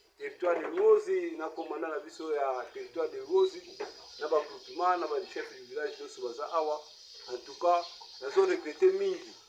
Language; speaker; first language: Lingala; non-native, local second language; Kongo